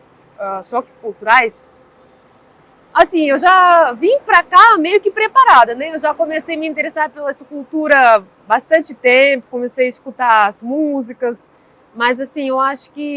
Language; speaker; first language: Portuguese; non-native, fluent; Russian